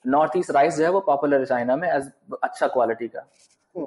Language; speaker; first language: Hindi; native; Hindi